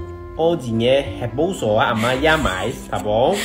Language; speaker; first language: Portuguese; non-native, learner; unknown